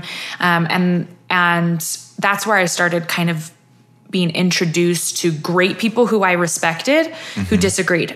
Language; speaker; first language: English; native; English